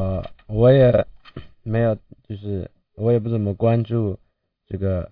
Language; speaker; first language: Chinese; early bilingual, heritage; Chinese